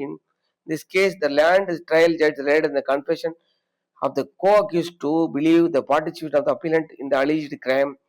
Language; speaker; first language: English; non-native, local second language; Tamil